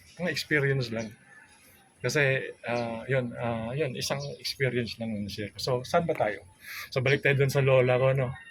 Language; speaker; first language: Filipino; non-native, local second language; Cebuano